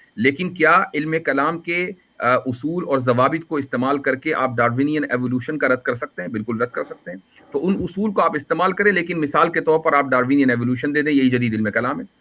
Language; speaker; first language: Urdu; native; Urdu